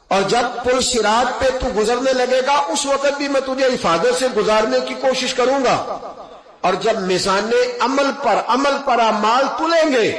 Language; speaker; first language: Urdu; non-native, local second language; Punjabi